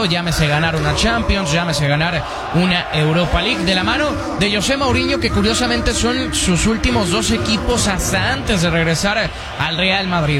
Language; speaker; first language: Spanish; native; Spanish